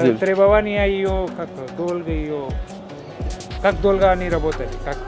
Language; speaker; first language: Russian; non-native, learner; Hindi